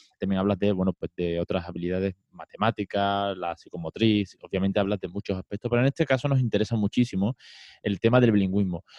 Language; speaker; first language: Spanish; native; Spanish